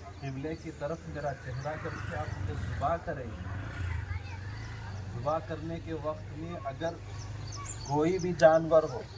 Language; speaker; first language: Urdu; native; Urdu